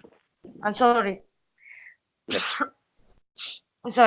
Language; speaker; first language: English; non-native, learner; Spanish